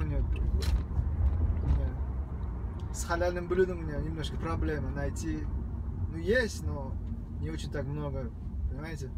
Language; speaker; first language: Russian; non-native, fluent; Uzbek